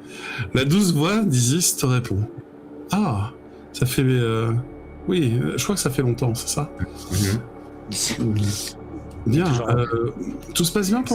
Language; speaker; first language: French; native; French